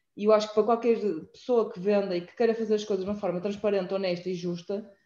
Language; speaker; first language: Portuguese; native; Portuguese